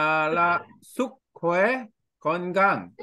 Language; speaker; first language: Vietnamese; non-native, learner; Korean